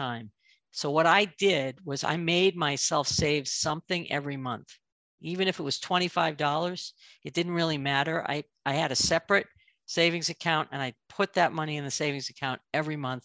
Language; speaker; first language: English; native; English